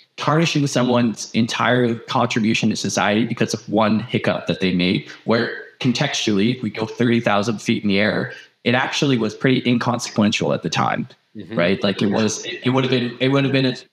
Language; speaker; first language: English; native; English